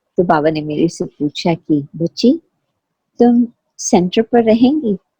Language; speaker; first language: Hindi; non-native, fluent; Sindhi